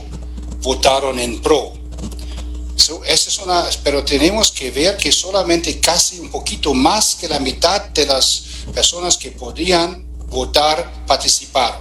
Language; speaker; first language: Spanish; non-native, fluent; German